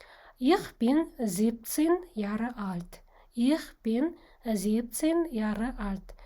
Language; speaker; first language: German; non-native, fluent; Kazakh